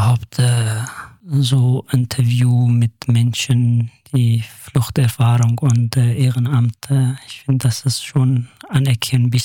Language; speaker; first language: German; non-native, fluent; Kurdish